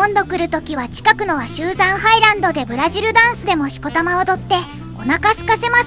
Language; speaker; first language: Japanese; native; Japanese